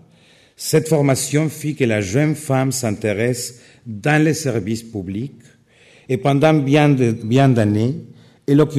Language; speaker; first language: French; non-native, fluent; Spanish